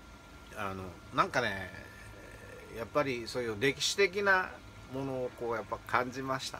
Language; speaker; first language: Japanese; native; Japanese